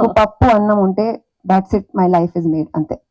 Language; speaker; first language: Telugu; non-native, fluent; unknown